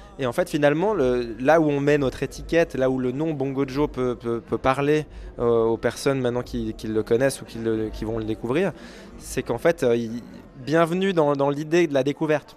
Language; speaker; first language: French; native; French